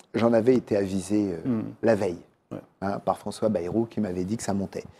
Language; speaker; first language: French; native; French